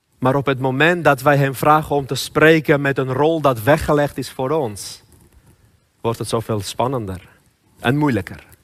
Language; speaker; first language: Dutch; non-native, fluent; Armenian